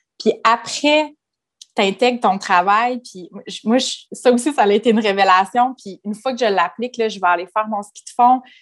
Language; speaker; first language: French; native; French